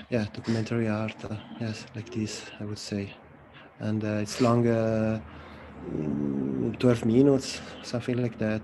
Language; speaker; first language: English; non-native, learner; Italian